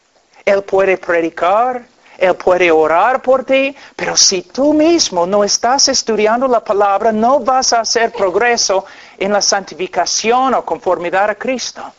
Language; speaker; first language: Spanish; non-native, fluent; English